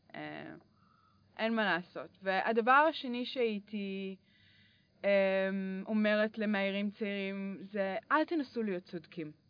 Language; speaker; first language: Hebrew; early bilingual, other home language; English